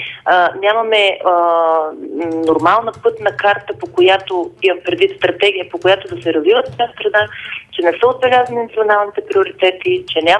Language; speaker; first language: Bulgarian; native; Bulgarian